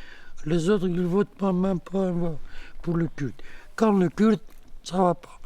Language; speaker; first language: French; non-native, learner; Kurdish